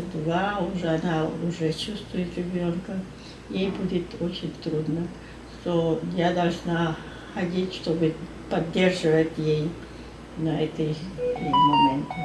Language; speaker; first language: Russian; non-native, learner; Spanish